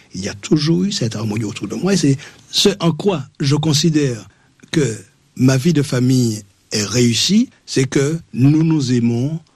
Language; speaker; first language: French; native; French